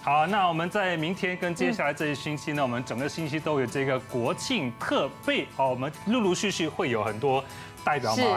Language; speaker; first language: Chinese; native; Chinese